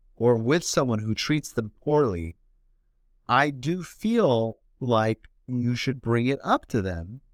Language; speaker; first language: English; native; English